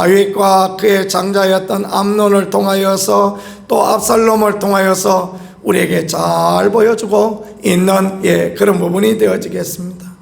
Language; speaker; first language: Korean; native; Korean